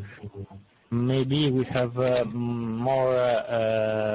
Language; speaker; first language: English; non-native, learner; Italian